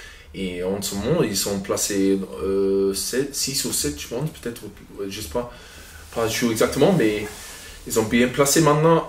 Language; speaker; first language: French; non-native, fluent; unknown